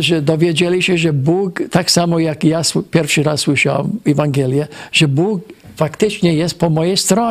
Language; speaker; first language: Polish; non-native, fluent; English